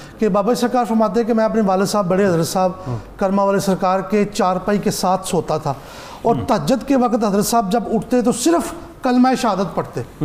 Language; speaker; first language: Urdu; non-native, local second language; Punjabi